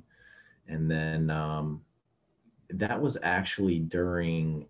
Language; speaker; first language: English; native; English